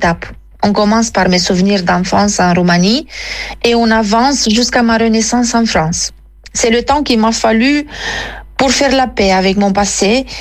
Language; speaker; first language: French; non-native, fluent; Romanian